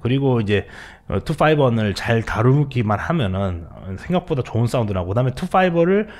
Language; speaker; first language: Korean; native; Korean